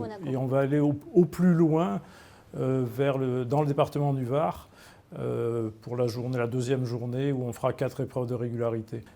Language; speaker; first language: French; native; French